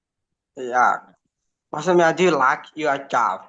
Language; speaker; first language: English; non-native, learner; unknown